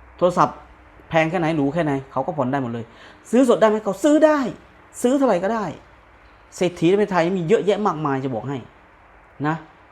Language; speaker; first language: Thai; native; Thai